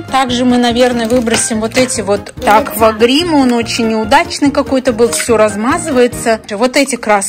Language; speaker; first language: Russian; native; Russian